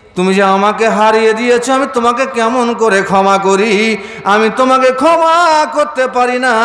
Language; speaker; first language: Bangla; non-native, fluent; Urdu